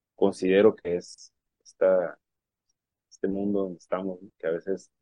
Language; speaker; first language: Spanish; native; Spanish